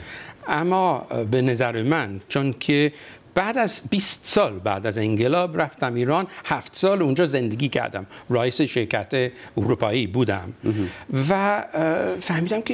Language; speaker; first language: Persian; non-native, fluent; English